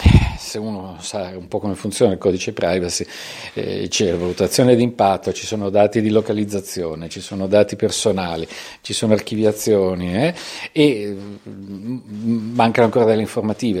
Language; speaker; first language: Italian; native; Italian